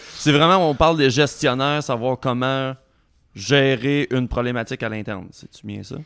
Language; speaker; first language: French; native; French